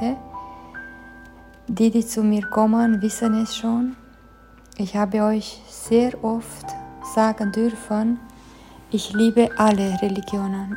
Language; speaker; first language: German; non-native, fluent; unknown